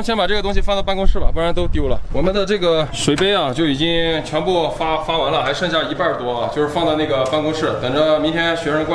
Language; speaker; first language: Chinese; native; Chinese